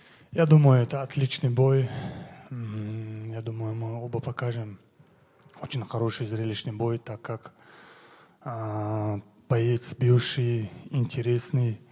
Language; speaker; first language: Russian; non-native, local second language; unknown